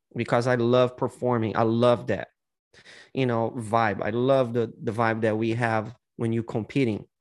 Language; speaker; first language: English; non-native, fluent; Portuguese